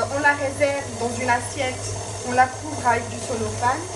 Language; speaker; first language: French; non-native, local second language; Arabic